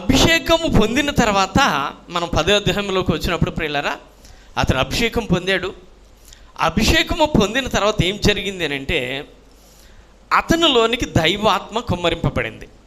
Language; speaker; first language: Telugu; native; Telugu